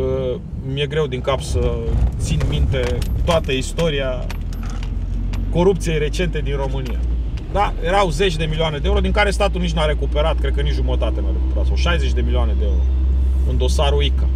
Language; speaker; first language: Romanian; native; Romanian